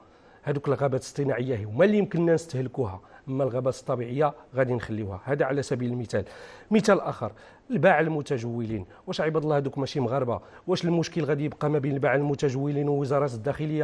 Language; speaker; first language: Arabic; native; Arabic